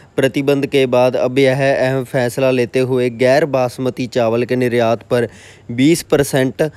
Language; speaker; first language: Hindi; non-native, local second language; Punjabi